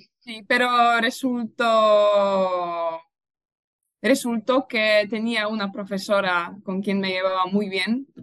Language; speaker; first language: Spanish; non-native, fluent; Polish